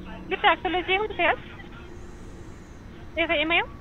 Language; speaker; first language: German; non-native, learner; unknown